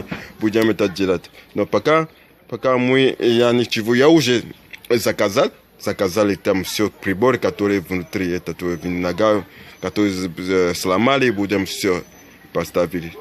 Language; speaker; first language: Russian; non-native, learner; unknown